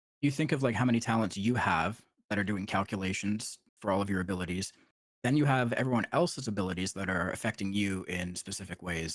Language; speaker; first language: English; native; English